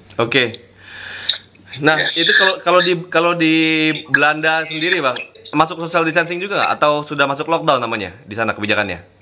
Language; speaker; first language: Indonesian; native; Indonesian